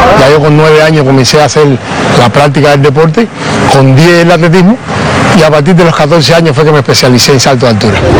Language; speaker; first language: Spanish; native; Spanish